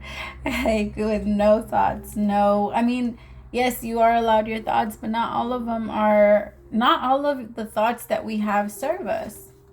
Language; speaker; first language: English; native; English